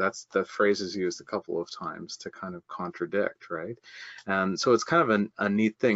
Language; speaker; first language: English; native; English